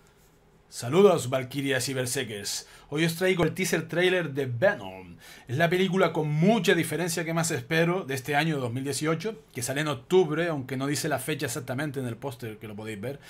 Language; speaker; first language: Spanish; native; Spanish